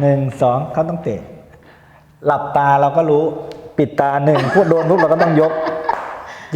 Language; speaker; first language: Thai; native; Thai